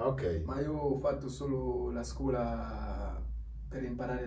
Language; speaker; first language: Italian; non-native, learner; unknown